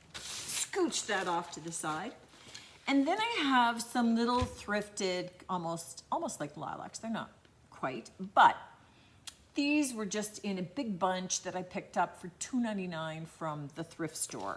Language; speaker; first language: English; native; English